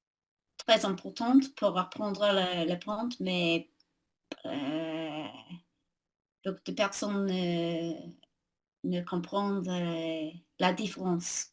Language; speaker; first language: French; non-native, learner; English